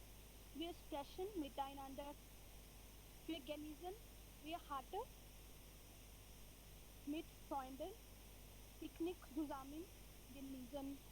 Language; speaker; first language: German; non-native, learner; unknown